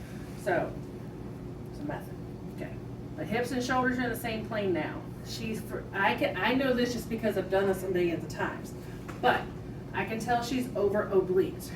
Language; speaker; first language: English; native; English